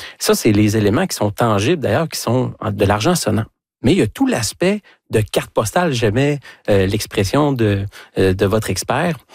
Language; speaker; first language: French; native; French